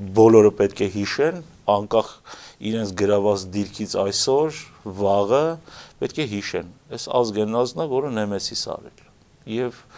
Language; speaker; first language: Armenian; native; Armenian